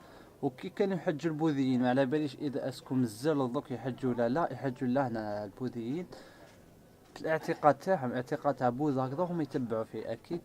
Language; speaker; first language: Arabic; native; Arabic